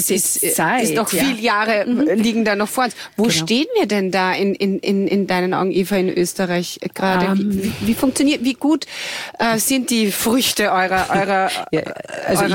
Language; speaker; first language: German; native; German